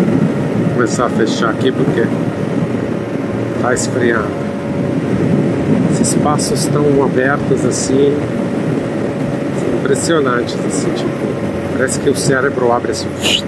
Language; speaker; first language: Portuguese; non-native, fluent; Italian